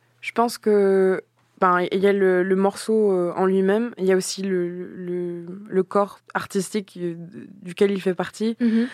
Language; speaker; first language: French; native; French